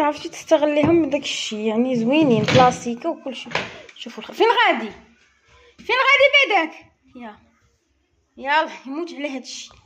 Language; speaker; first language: Arabic; native; Arabic